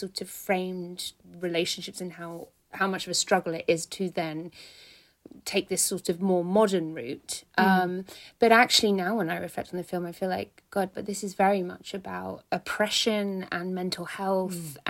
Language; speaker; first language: English; native; English